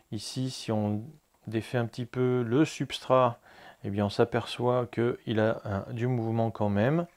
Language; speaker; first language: French; native; French